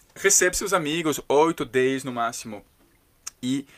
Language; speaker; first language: Portuguese; non-native, fluent; French